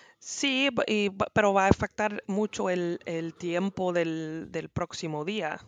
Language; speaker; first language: Spanish; non-native, learner; English